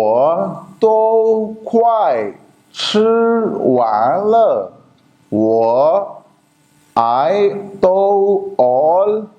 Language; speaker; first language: Chinese; non-native, fluent; Urdu